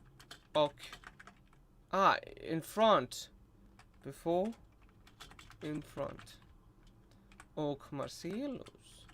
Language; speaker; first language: Swedish; non-native, learner; Russian